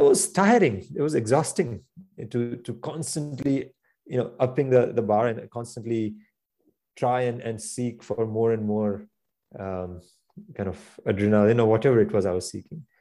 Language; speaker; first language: English; non-native, local second language; Gujarati